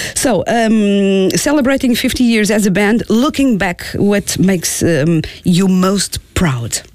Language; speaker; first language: English; non-native, fluent; Portuguese